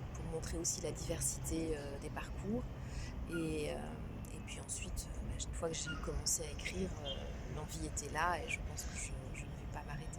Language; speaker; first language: French; non-native, local second language; Kinyarwanda